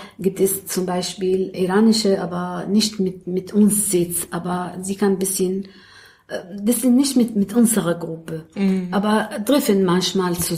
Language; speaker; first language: German; non-native, learner; Arabic